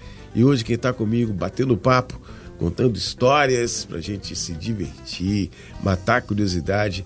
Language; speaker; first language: Portuguese; native; Portuguese